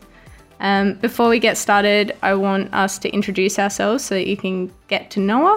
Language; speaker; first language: English; native; English